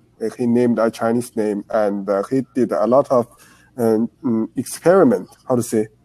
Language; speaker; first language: English; non-native, learner; Chinese